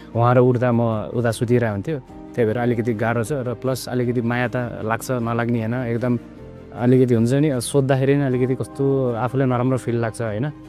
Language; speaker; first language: Nepali; non-native, local second language; Eastern Tamang